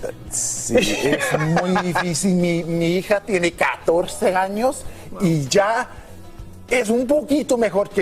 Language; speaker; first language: Spanish; non-native, learner; English